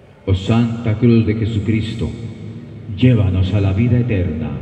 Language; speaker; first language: Spanish; native; Spanish